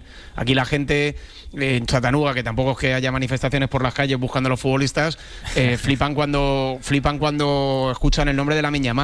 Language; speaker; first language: Spanish; native; Spanish